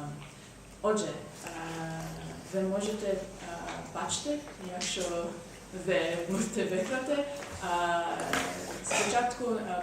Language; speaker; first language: Ukrainian; non-native, learner; English